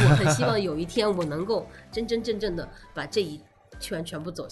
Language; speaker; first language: Chinese; native; Chinese